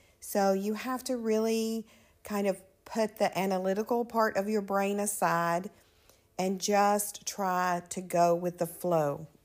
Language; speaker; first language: English; native; English